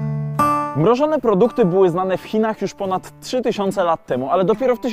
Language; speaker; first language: Polish; native; Polish